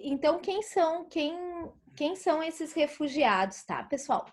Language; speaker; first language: Portuguese; native; Portuguese